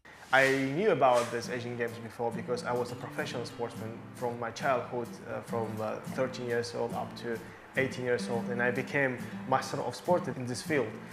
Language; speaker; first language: English; non-native, fluent; Uzbek